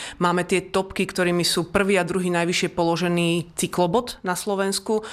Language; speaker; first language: Slovak; native; Slovak